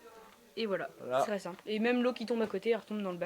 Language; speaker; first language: French; native; French